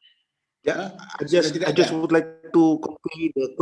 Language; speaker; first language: English; non-native, learner; Indonesian